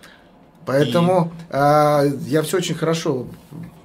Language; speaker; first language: Russian; native; Russian